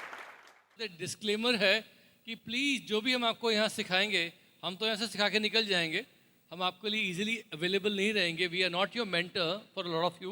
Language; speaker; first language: Hindi; native; Hindi